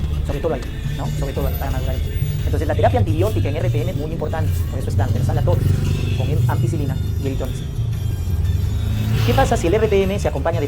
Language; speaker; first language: Spanish; native; Spanish